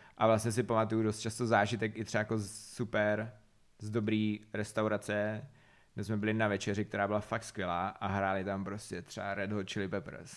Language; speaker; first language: Czech; native; Czech